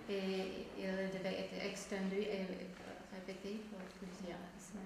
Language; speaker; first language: French; non-native, fluent; Czech